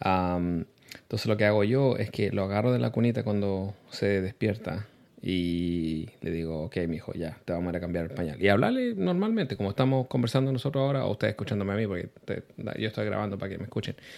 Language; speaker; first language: Spanish; early bilingual, heritage; Spanish